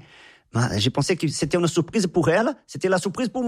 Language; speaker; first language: French; non-native, fluent; Portuguese